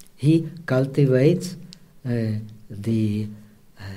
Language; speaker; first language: English; non-native, fluent; Czech